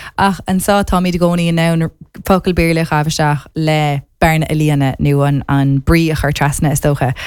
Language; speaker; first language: Irish; non-native, local second language; English